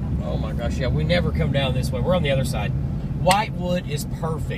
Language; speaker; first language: English; native; English